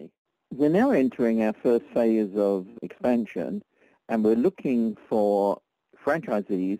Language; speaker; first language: English; native; English